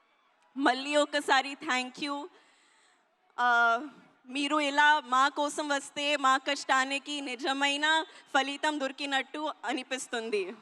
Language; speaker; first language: Telugu; non-native, learner; Hindi